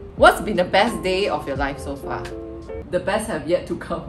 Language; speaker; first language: English; non-native, local second language; Chinese